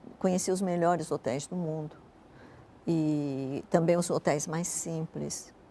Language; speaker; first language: Portuguese; early bilingual, other home language; Japanese